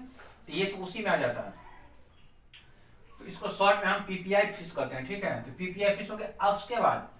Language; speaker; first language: Hindi; native; Hindi